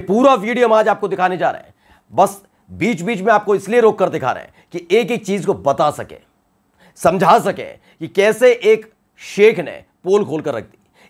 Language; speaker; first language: Hindi; native; Hindi